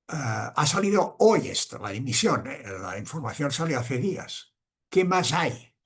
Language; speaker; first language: Spanish; non-native, local second language; Catalan